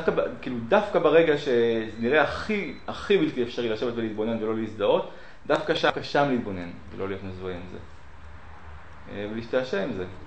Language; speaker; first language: Hebrew; native; Hebrew